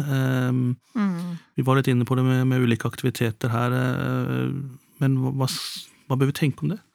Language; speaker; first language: Norwegian; native; Norwegian